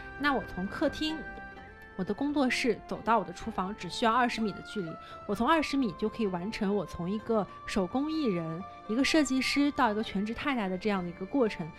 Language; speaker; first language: Chinese; native; Chinese